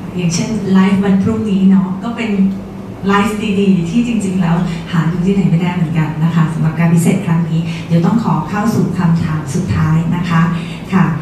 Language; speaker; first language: Thai; native; Thai